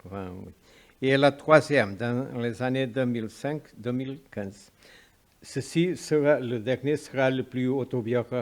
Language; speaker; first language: French; non-native, fluent; Portuguese